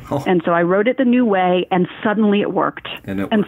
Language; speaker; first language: English; native; English